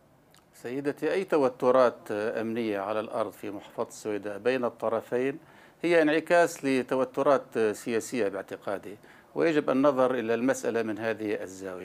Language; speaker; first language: Arabic; native; Arabic